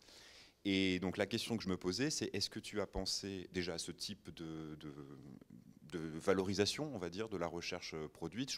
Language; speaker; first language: French; native; French